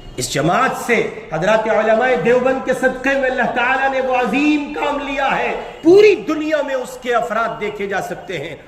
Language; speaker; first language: Urdu; native; Urdu